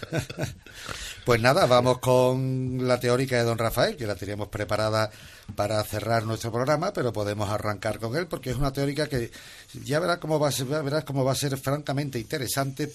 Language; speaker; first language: Spanish; native; Spanish